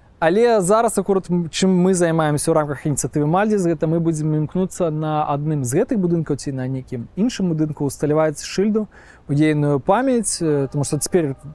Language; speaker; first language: Belarusian; native; Belarusian